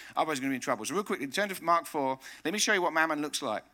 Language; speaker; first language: English; native; English